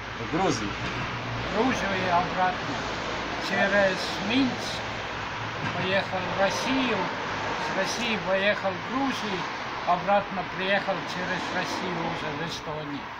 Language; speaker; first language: Polish; non-native, learner; Russian